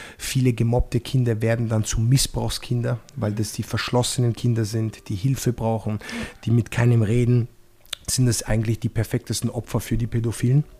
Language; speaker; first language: German; non-native, fluent; Italian